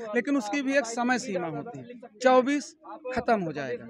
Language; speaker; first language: Hindi; native; Hindi